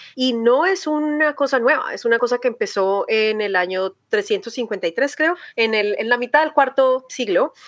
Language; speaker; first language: Spanish; native; Spanish